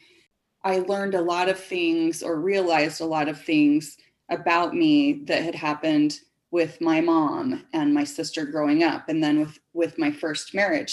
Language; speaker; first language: English; native; English